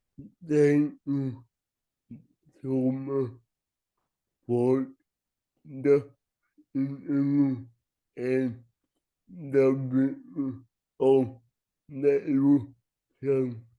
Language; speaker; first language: English; non-native, learner; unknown